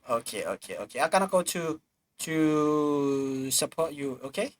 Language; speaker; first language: English; non-native, learner; Lao